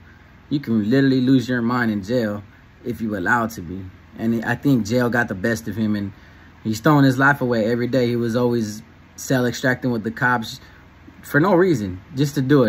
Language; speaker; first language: English; native; English